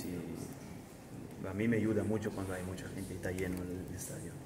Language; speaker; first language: Spanish; early bilingual, heritage; Spanish